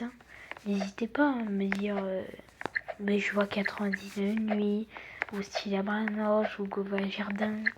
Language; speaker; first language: French; native; French